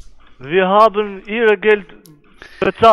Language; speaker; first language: German; non-native, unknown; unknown